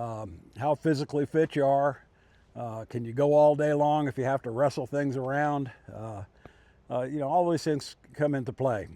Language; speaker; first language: English; native; English